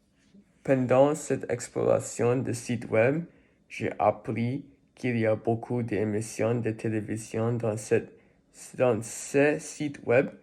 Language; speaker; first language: French; non-native, learner; English